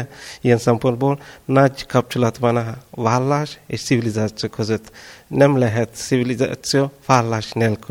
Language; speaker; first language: Hungarian; non-native, fluent; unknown